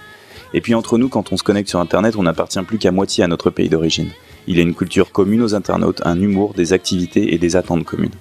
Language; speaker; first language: French; native; French